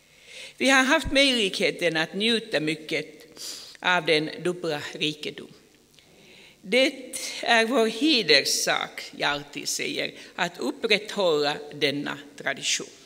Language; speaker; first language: Swedish; non-native, fluent; Finnish